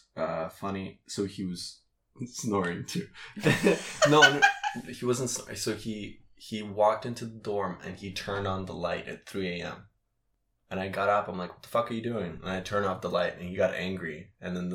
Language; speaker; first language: English; non-native, fluent; Russian